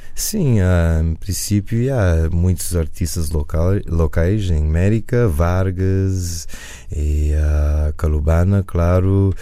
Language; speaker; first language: Portuguese; early bilingual, other home language; English